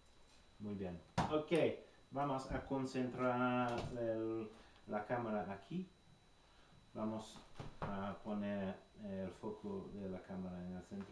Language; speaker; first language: Spanish; non-native, learner; English